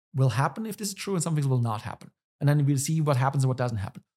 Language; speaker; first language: English; non-native, fluent; German